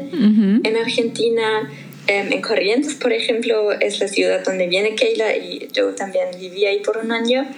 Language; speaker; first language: Spanish; non-native, fluent; German